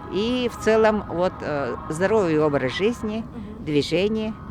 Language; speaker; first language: Russian; native; Russian